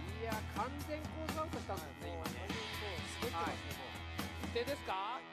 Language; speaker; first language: Japanese; native; Japanese